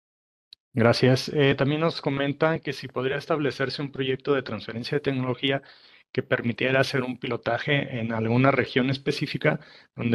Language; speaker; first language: Spanish; native; Spanish